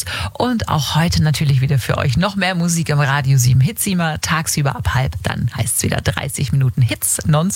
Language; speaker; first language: German; native; German